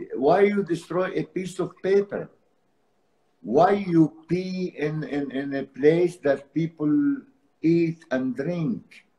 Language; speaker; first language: English; non-native, fluent; Arabic